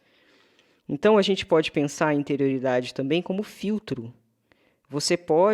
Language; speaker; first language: Portuguese; native; Portuguese